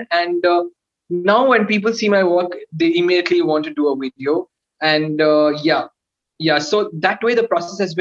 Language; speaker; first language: English; non-native, local second language; Tamil